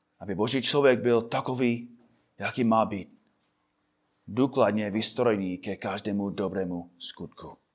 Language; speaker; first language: Czech; non-native, fluent; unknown